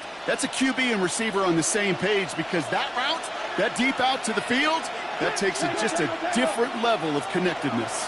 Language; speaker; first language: English; native; English